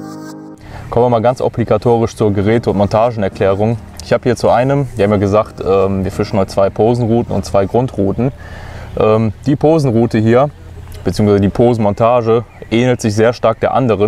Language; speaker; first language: German; native; German